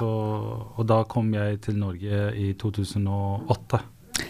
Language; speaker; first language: Norwegian; non-native, fluent; Persian